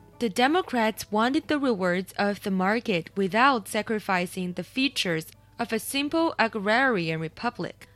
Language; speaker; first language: English; non-native, fluent; Chinese